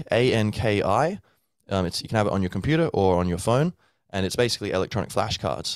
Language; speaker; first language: English; native; English